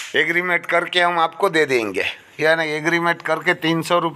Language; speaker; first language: Hindi; non-native, local second language; Gujarati